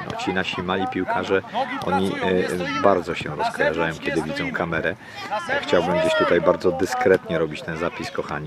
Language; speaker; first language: Polish; native; Polish